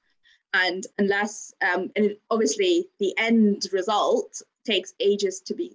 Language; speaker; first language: English; non-native, local second language; Bangla